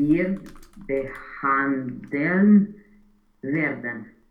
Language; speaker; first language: German; non-native, learner; Romanian